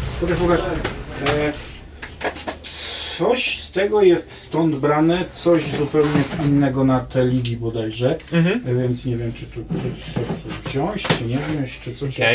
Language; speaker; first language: Polish; native; Polish